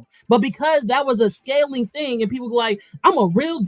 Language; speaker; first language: English; native; English